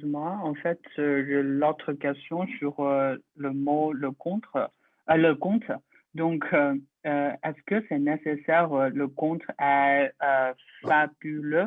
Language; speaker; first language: French; non-native, learner; Chinese